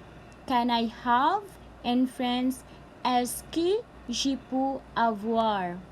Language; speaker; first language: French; non-native, learner; Cebuano